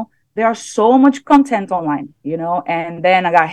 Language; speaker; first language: English; non-native, fluent; Portuguese